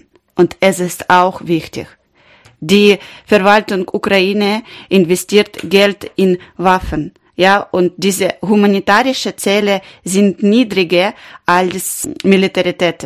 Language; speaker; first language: German; non-native, learner; Ukrainian